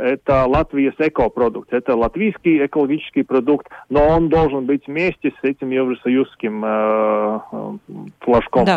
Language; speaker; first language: Russian; non-native, local second language; Latvian